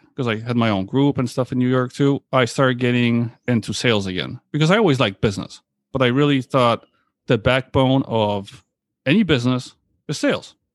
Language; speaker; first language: English; early bilingual, other home language; Polish